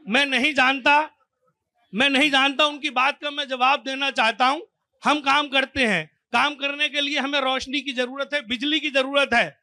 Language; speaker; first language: Hindi; native; Hindi